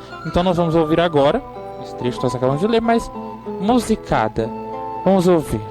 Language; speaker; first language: Portuguese; native; Portuguese